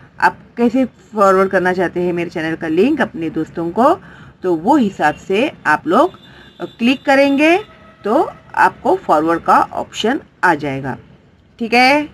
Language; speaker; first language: Hindi; non-native, local second language; Marathi